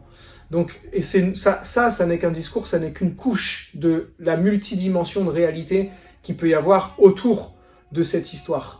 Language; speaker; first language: French; native; French